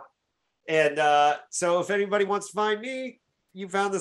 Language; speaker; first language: English; native; English